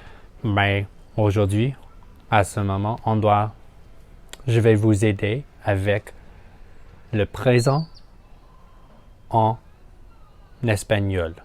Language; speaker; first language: French; non-native, learner; English